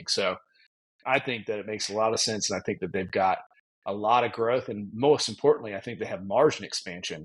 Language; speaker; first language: English; native; English